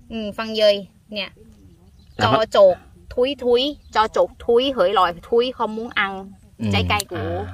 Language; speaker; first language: Vietnamese; non-native, learner; Thai